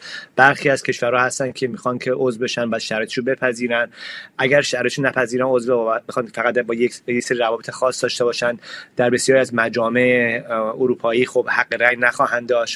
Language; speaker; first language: Persian; native; Persian